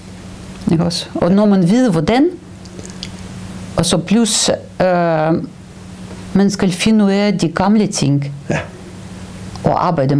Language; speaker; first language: Danish; non-native, fluent; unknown